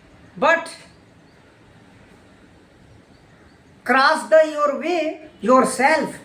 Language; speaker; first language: English; non-native, learner; Hindi